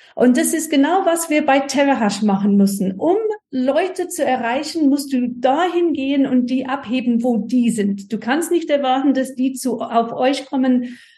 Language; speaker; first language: German; non-native, fluent; English